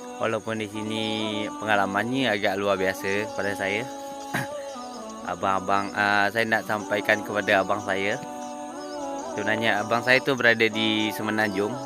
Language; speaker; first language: Malay; non-native, local second language; Iban